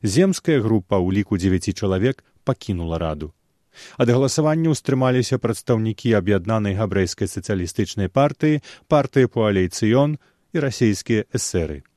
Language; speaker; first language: Belarusian; native; Belarusian